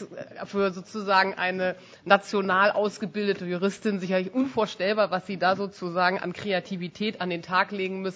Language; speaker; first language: German; native; German